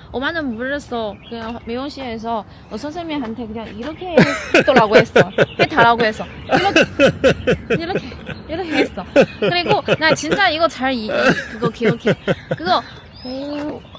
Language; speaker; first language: Korean; non-native, learner; Chinese